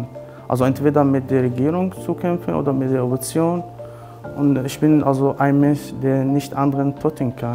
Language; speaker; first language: German; non-native, fluent; Arabic